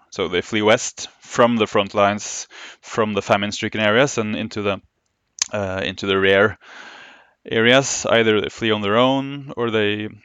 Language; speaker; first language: English; non-native, fluent; Norwegian